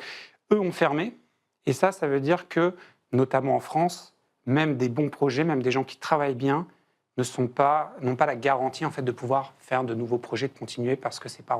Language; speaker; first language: French; native; French